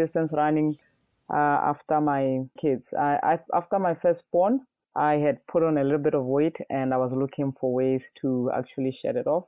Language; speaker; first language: English; non-native, local second language; Tswana